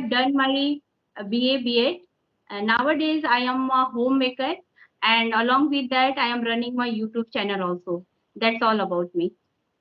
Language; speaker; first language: English; non-native, local second language; Hindi